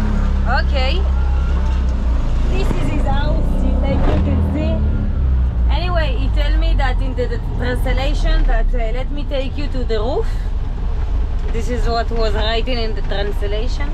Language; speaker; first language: English; non-native, learner; Hebrew